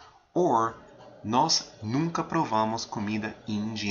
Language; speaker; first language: Portuguese; non-native, fluent; English